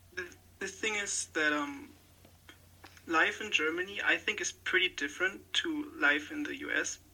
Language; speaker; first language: English; non-native, fluent; German